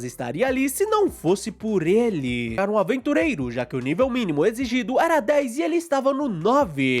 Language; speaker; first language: Portuguese; native; Portuguese